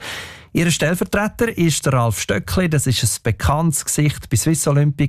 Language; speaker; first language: German; native; German